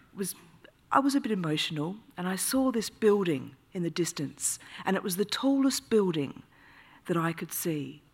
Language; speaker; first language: English; native; English